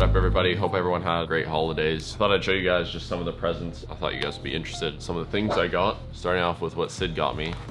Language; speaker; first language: English; native; English